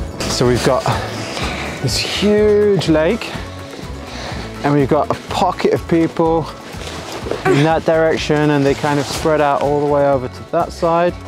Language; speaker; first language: English; native; English